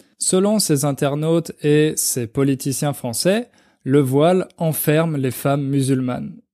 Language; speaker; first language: French; native; French